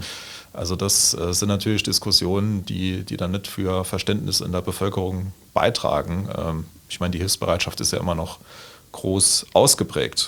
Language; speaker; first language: German; native; German